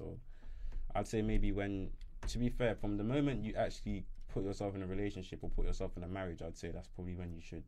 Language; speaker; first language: English; native; English